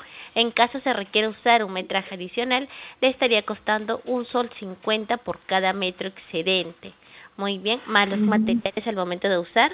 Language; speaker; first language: Spanish; native; Spanish